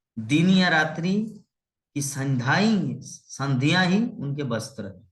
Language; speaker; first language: Hindi; non-native, local second language; Bangla